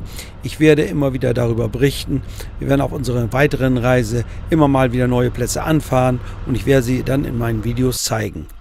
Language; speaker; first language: German; native; German